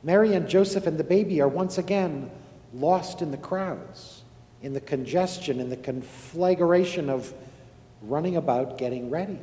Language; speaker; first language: English; native; English